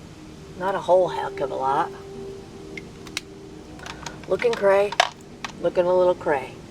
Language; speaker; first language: English; native; English